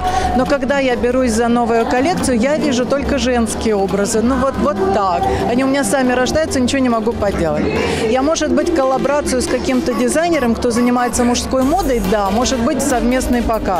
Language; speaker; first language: Russian; native; Russian